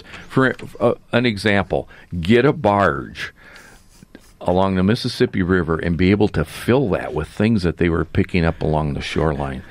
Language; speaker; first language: English; native; English